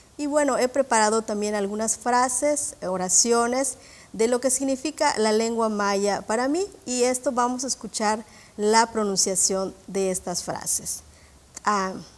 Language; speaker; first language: Spanish; non-native, local second language; Yucateco